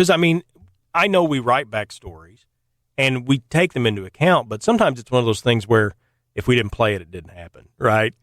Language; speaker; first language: English; native; English